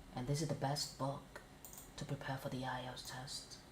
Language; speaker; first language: English; non-native, fluent; Vietnamese